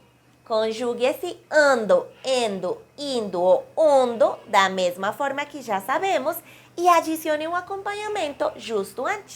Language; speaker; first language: Portuguese; non-native, fluent; Spanish